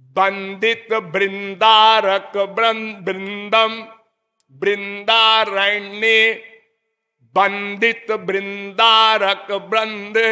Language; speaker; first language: Hindi; native; Hindi